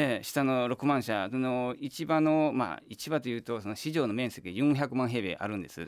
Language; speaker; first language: Japanese; non-native, fluent; Chinese